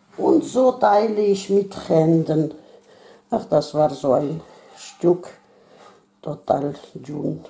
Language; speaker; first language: German; non-native, fluent; Russian